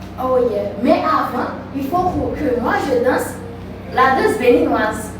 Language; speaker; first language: French; non-native, local second language; Haitian Creole